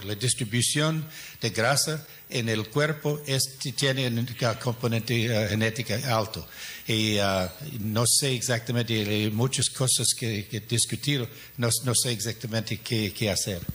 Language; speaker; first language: Spanish; non-native, fluent; English